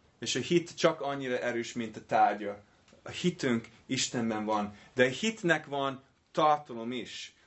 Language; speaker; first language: Hungarian; non-native, fluent; English